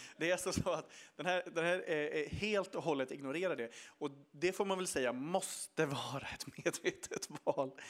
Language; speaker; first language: Swedish; native; Swedish